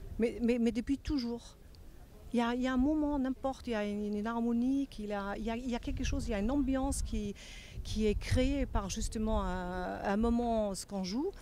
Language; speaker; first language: French; non-native, fluent; German